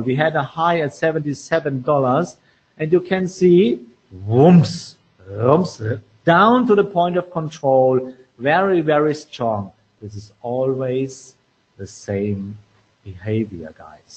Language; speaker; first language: English; non-native, fluent; German